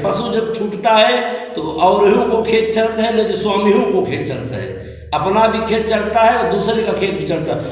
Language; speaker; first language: Hindi; native; Hindi